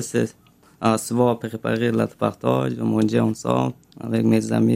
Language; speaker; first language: French; non-native, learner; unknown